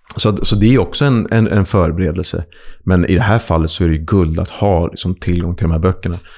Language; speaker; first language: Swedish; native; Swedish